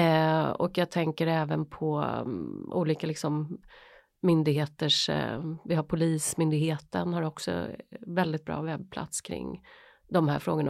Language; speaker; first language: Swedish; native; Swedish